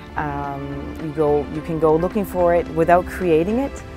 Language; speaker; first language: English; native; English